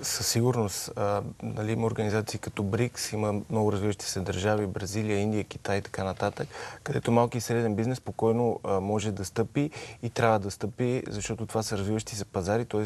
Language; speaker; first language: Bulgarian; native; Bulgarian